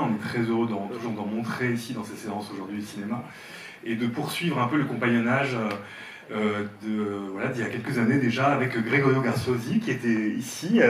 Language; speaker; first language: French; native; French